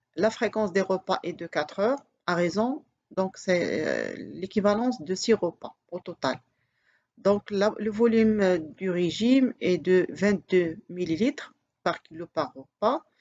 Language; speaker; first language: French; non-native, local second language; Arabic